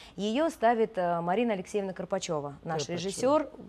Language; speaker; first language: Russian; native; Russian